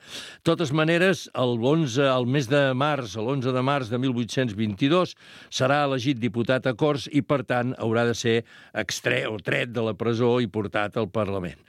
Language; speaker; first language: Catalan; native; Catalan